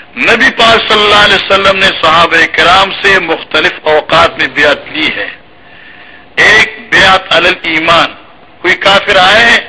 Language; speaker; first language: Urdu; non-native, local second language; Pashto